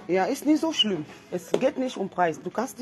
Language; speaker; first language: German; non-native, fluent; French